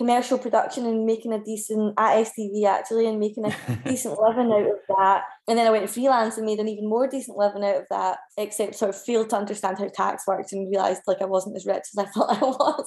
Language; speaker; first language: English; native; English